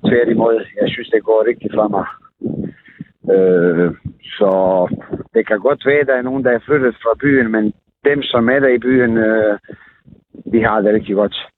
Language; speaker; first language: Danish; non-native, fluent; Serbian